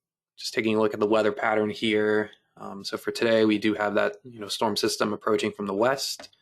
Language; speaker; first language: English; native; English